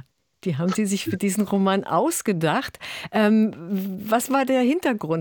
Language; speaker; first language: German; native; German